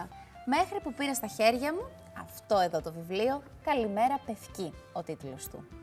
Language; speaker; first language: Greek; native; Greek